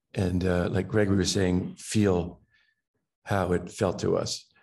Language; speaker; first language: English; native; English